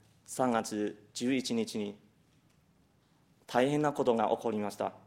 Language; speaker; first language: Japanese; non-native, fluent; Chinese